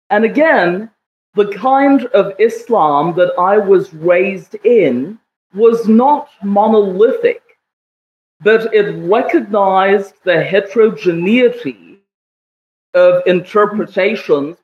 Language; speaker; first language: English; non-native, local second language; Kashmiri